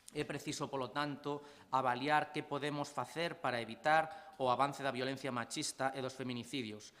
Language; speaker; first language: Galician; non-native, local second language; Spanish